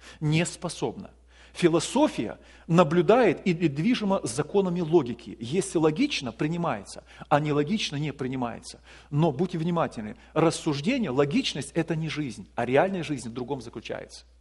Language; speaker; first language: Russian; native; Russian